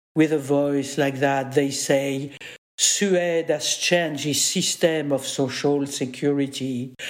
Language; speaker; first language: English; non-native, fluent; French